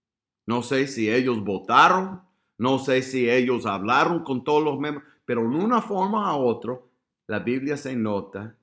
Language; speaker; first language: Spanish; non-native, fluent; English